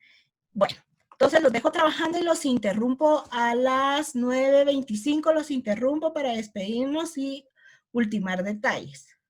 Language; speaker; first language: Spanish; native; Spanish